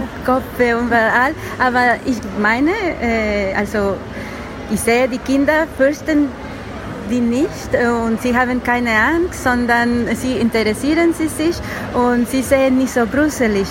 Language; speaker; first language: German; non-native, learner; Spanish